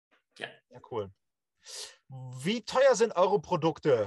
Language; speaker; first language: German; native; German